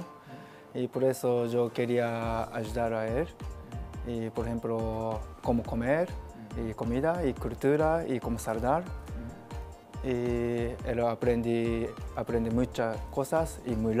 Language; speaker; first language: Spanish; non-native, learner; Japanese